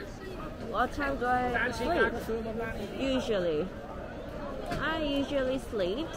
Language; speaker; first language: English; non-native, learner; Korean